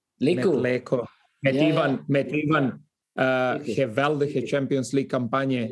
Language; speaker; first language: Dutch; non-native, fluent; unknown